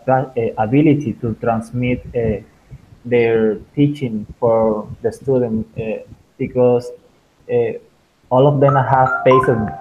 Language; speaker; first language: English; non-native, learner; Spanish